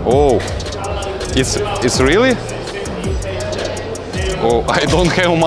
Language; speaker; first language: English; non-native, learner; Russian